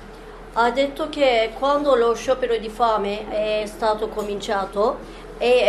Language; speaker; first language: Italian; non-native, fluent; Turkish